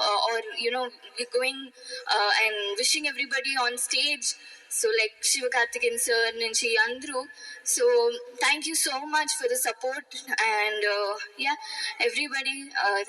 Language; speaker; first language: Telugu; non-native, learner; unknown